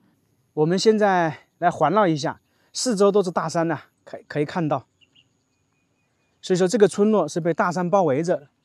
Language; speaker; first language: Chinese; native; Chinese